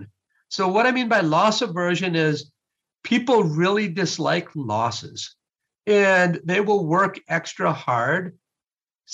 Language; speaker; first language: English; native; English